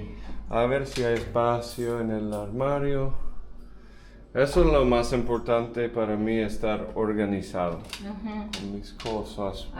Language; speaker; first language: Spanish; non-native, fluent; English